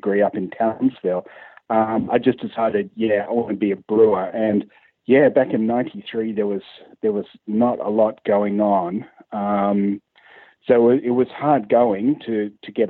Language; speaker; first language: English; native; English